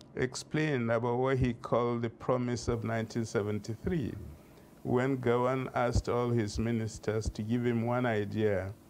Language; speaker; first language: English; non-native, local second language; Hausa